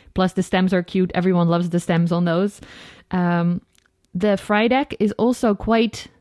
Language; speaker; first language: English; non-native, fluent; Dutch